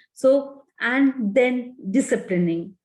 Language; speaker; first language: English; non-native, local second language; Kannada